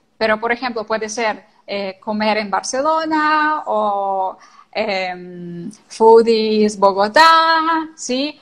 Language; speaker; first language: Spanish; non-native, fluent; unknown